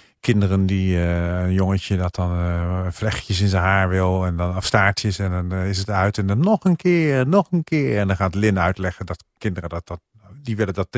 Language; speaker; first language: Dutch; native; Dutch